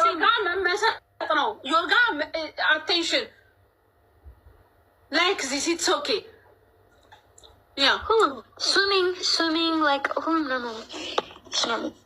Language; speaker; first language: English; non-native, learner; Amharic